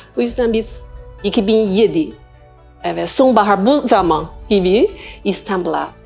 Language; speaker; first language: Turkish; non-native, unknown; Chinese